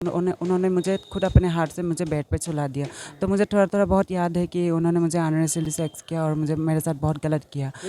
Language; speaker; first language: Hindi; non-native, local second language; Assamese